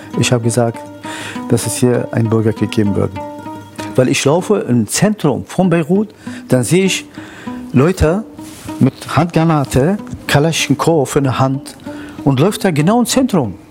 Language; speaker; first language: German; non-native, fluent; Kurdish